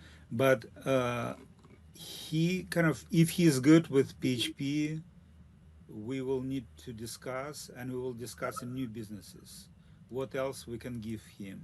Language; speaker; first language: English; non-native, learner; Russian